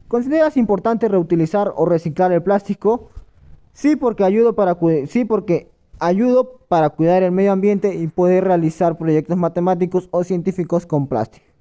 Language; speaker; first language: Spanish; native; Spanish